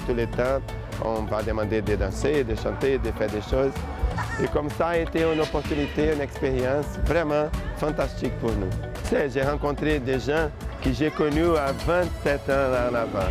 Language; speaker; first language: French; non-native, fluent; Portuguese